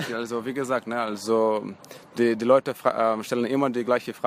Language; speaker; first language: German; non-native, fluent; Portuguese